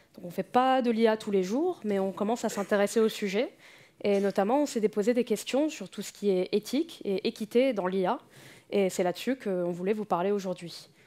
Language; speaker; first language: French; native; French